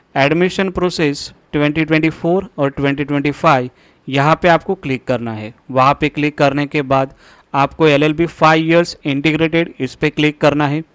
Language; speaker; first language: Hindi; non-native, local second language; Marathi